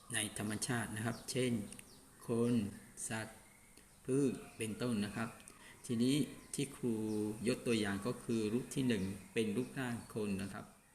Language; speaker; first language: Thai; non-native, local second language; Malay